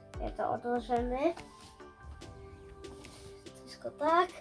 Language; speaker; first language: Polish; early bilingual, heritage; Polish